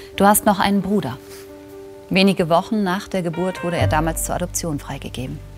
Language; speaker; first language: German; native; German